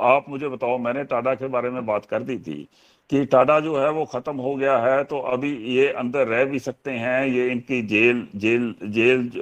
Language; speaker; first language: Hindi; non-native, local second language; Punjabi